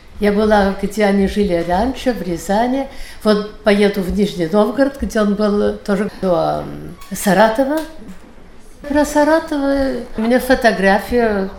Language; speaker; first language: Russian; early bilingual, heritage; Russian